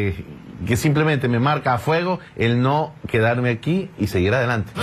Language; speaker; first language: Spanish; native; Spanish